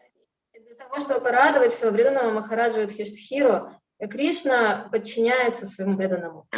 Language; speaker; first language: Russian; native; Russian